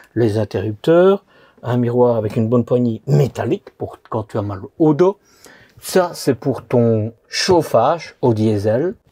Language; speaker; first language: French; native; French